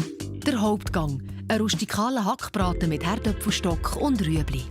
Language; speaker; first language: German; native; German